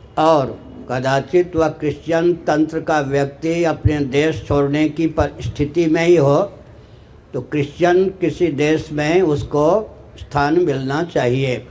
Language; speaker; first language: Hindi; non-native, local second language; Maithili